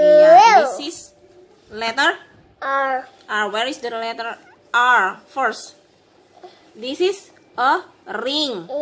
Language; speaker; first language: English; non-native, learner; Indonesian